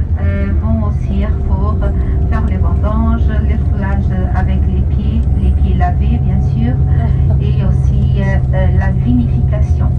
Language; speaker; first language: French; non-native, fluent; Portuguese